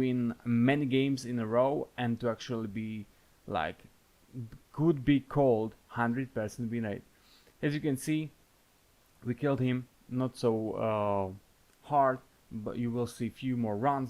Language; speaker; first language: English; non-native, fluent; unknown